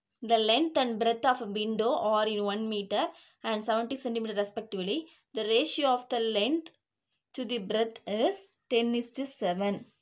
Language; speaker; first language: English; non-native, local second language; Tamil